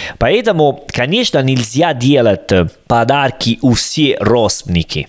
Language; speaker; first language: Russian; non-native, learner; Italian